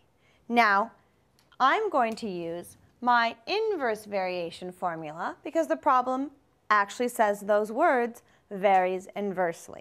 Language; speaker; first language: English; native; English